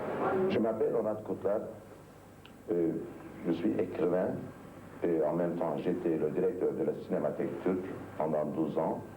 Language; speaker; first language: French; non-native, fluent; Turkish